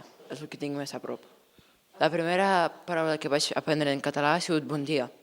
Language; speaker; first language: Catalan; early bilingual, other home language; Ukrainian